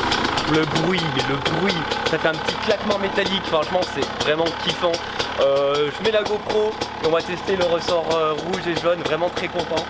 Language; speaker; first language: French; native; French